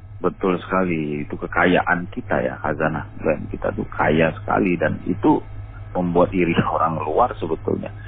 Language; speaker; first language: Indonesian; native; Indonesian